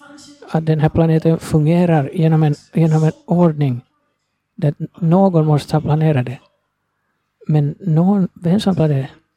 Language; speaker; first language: Swedish; non-native, fluent; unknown